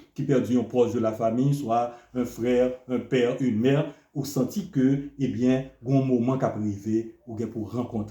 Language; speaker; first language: French; non-native, local second language; Haitian Creole